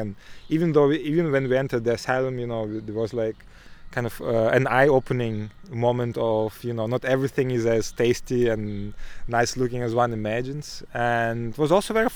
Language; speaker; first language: English; non-native, fluent; Ukrainian